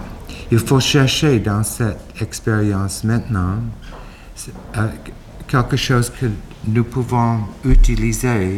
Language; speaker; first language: French; non-native, fluent; English